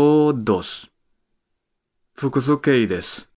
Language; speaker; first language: Japanese; non-native, fluent; Spanish